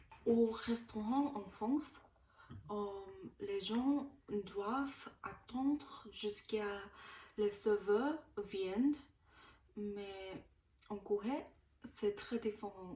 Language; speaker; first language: French; non-native, learner; Korean